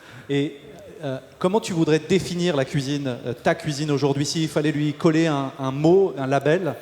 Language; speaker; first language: French; native; French